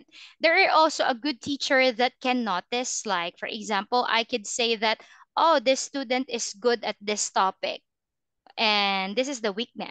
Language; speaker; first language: English; non-native, fluent; Filipino